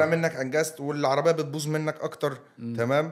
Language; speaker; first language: Arabic; native; Arabic